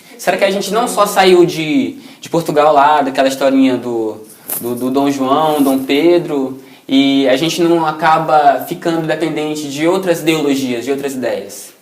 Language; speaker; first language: Portuguese; native; Portuguese